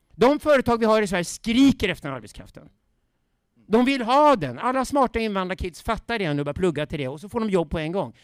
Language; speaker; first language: Swedish; native; Swedish